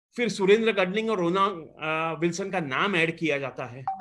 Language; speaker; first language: Hindi; non-native, local second language; Gujarati